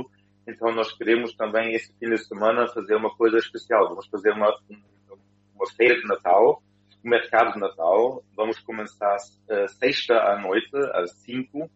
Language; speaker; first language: Portuguese; non-native, fluent; German